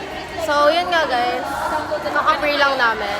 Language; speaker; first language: Filipino; native; Filipino